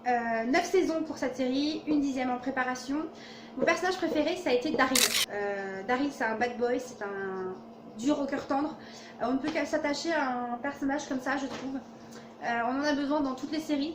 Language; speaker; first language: French; native; French